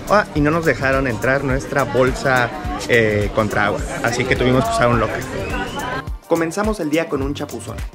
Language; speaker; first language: Spanish; native; Spanish